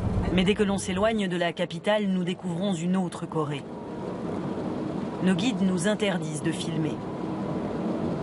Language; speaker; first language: French; native; French